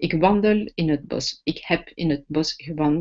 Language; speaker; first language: Dutch; non-native, fluent; French